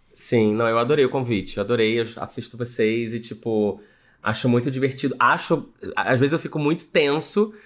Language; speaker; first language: Portuguese; native; Portuguese